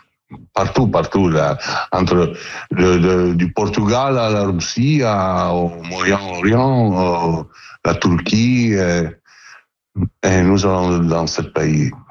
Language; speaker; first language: French; non-native, learner; Italian